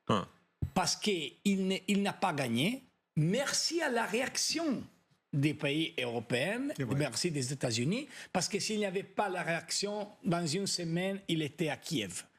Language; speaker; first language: French; non-native, fluent; Italian